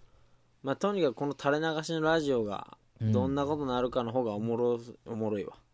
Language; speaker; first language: Japanese; native; Japanese